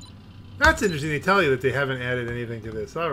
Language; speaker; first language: English; native; English